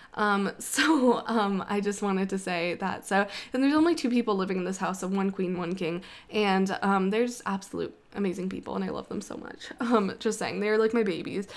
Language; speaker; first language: English; native; English